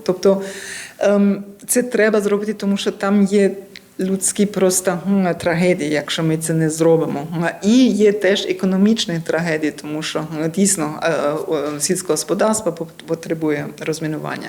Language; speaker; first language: Ukrainian; non-native, learner; German